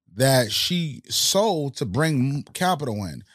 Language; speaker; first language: English; early bilingual, other home language; Haitian Creole